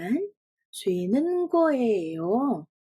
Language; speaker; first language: Korean; non-native, fluent; Indonesian